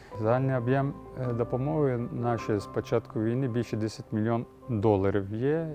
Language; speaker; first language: Ukrainian; non-native, learner; Turkish